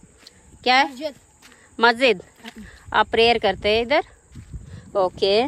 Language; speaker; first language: Hindi; non-native, local second language; Telugu